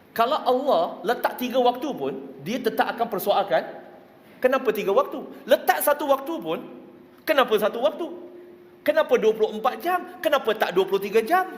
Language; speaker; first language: Malay; non-native, local second language; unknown